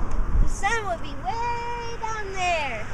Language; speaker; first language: English; native; English